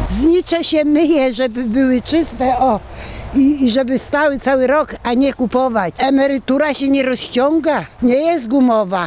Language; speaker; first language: Polish; native; Polish